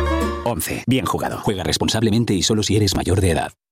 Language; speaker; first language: Spanish; native; Spanish